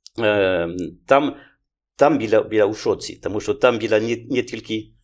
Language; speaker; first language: Ukrainian; non-native, learner; French